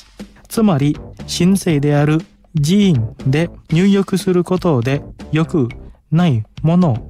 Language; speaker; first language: Japanese; non-native, fluent; Indonesian